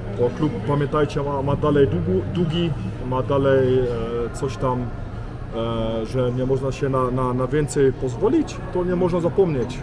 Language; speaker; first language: Polish; early bilingual, heritage; Polish